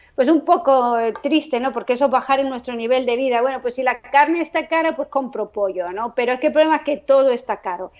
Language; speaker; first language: Spanish; native; Spanish